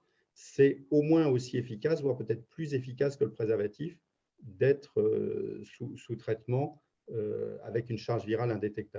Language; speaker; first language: French; native; French